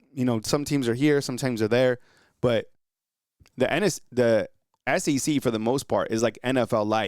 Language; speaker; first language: English; native; English